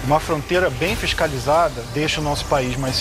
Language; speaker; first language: Portuguese; native; Portuguese